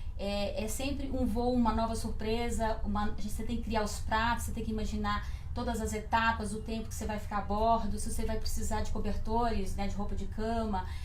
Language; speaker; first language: Portuguese; native; Portuguese